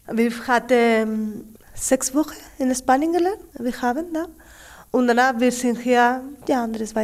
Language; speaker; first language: German; non-native, learner; Spanish